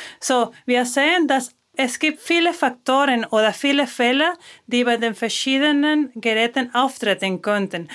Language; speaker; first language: German; non-native, fluent; Spanish